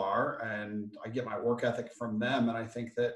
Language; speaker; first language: English; native; English